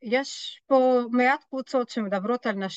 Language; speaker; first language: Hebrew; non-native, fluent; French